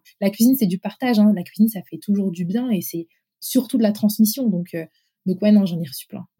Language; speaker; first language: French; early bilingual, other home language; Arabic